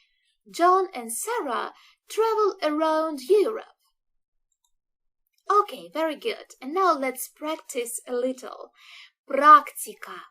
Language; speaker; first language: English; non-native, fluent; Russian